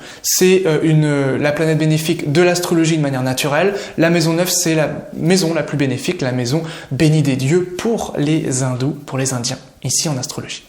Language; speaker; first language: French; native; French